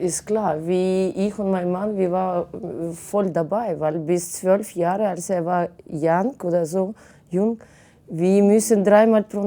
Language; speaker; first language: German; non-native, fluent; Russian